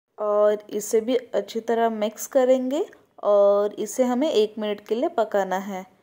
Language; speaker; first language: Hindi; non-native, local second language; Marathi